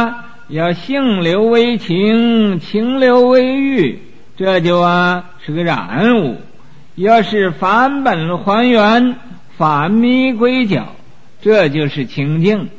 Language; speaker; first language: Chinese; native; Chinese